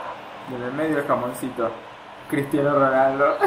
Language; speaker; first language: Spanish; native; Spanish